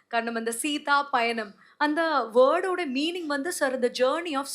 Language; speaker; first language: Tamil; non-native, learner; Malayalam